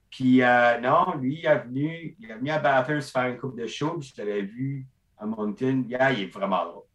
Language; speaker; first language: French; non-native, local second language; English